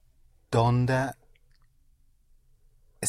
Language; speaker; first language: Spanish; non-native, learner; English